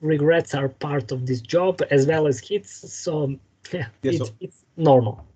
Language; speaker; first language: English; non-native, fluent; Serbian